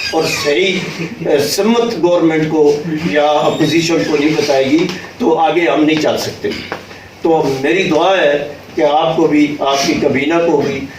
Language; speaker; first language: Urdu; non-native, local second language; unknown